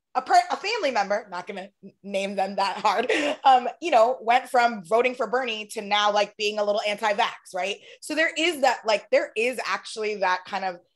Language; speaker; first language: English; native; English